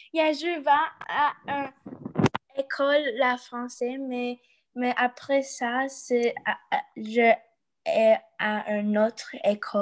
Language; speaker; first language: French; early bilingual, other home language; English